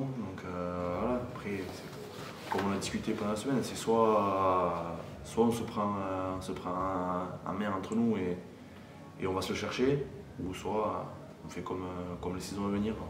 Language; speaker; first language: French; native; French